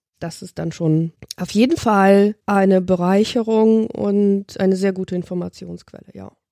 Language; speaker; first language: German; early bilingual, other home language; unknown